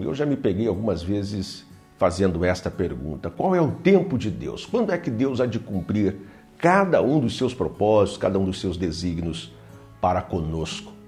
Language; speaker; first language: Portuguese; native; Portuguese